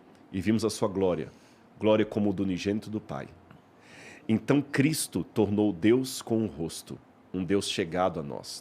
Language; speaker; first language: Portuguese; native; Portuguese